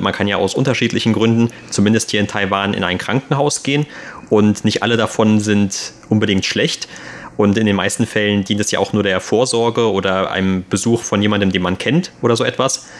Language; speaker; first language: German; native; German